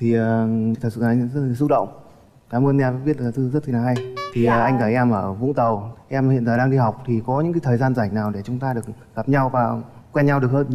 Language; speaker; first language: Vietnamese; native; Vietnamese